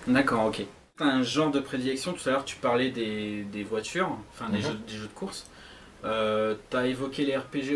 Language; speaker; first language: French; native; French